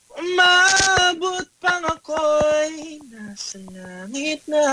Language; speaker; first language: Filipino; early bilingual, other home language; English